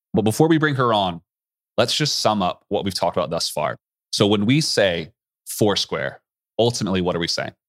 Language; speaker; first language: English; native; English